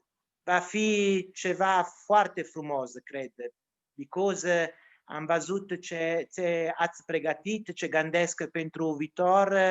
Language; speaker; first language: Romanian; non-native, learner; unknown